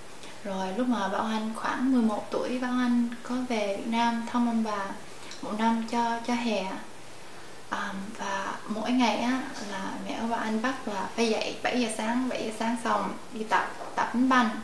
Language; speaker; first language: Vietnamese; early bilingual, heritage; Vietnamese